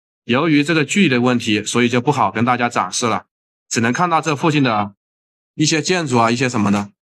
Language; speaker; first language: Chinese; native; Chinese